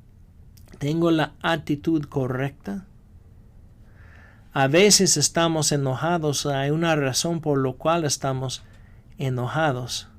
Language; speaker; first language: Spanish; non-native, fluent; English